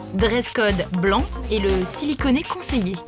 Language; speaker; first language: French; native; French